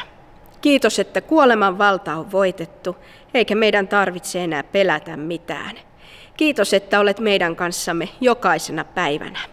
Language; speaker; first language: Finnish; native; Finnish